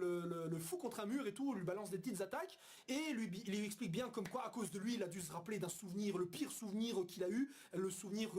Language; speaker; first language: French; native; French